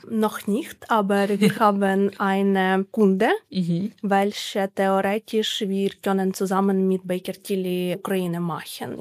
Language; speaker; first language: German; non-native, learner; Ukrainian